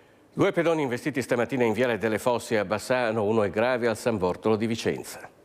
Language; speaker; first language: Italian; native; Italian